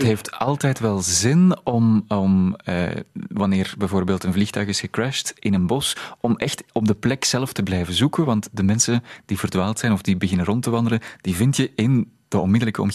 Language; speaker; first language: Dutch; native; Dutch